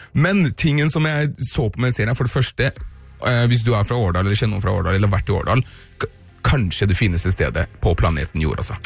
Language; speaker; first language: Norwegian; native; Norwegian